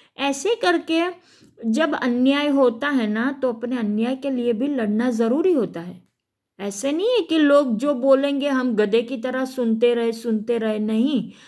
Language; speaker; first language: Hindi; non-native, local second language; Gujarati